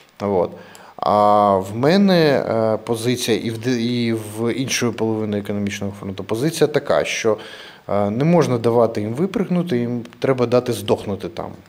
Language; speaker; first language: Ukrainian; non-native, local second language; Russian